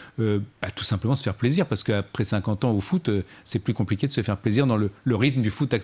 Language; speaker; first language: French; native; French